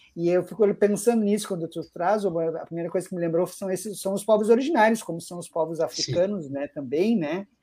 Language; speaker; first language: Portuguese; native; Portuguese